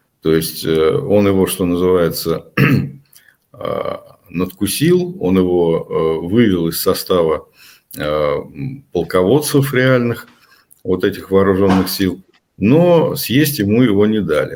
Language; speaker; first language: Russian; native; Russian